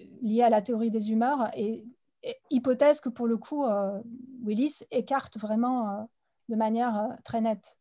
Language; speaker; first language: French; native; French